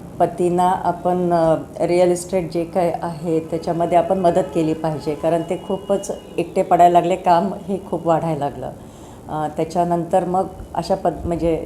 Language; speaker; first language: Marathi; native; Marathi